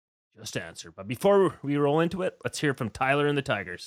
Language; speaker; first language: English; native; English